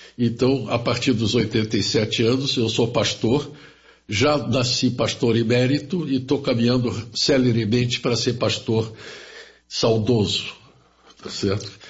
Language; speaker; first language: Portuguese; early bilingual, other home language; German